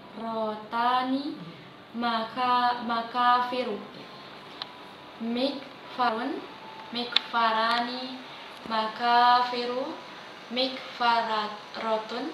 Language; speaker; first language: Arabic; non-native, learner; Indonesian